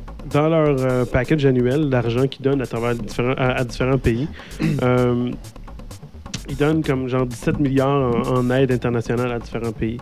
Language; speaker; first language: French; native; French